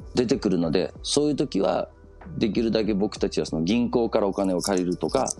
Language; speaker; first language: Japanese; early bilingual, heritage; Danish